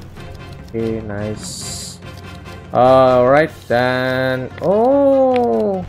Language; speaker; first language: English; non-native, learner; Indonesian